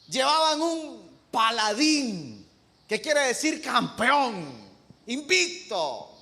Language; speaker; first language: Spanish; native; Spanish